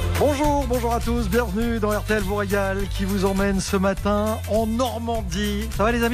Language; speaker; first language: French; native; French